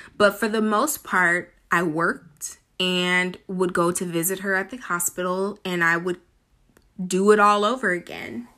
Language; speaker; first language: English; native; English